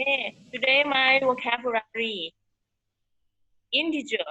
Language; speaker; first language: English; non-native, learner; Thai